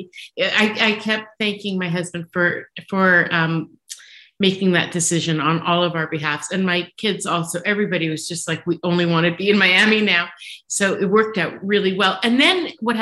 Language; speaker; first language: English; native; English